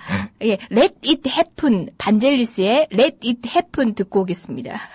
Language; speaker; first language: Korean; native; Korean